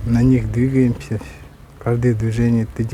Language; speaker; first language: Russian; non-native, local second language; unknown